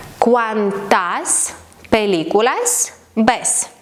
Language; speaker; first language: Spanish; non-native, learner; Ukrainian